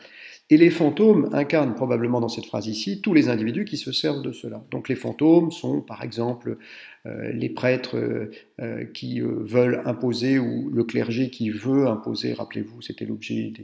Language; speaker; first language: French; native; French